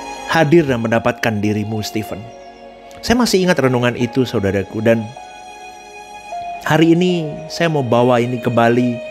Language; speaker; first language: Indonesian; native; Indonesian